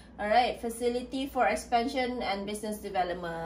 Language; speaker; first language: English; non-native, local second language; Malay